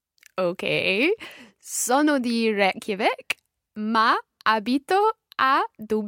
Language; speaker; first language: Italian; non-native, learner; English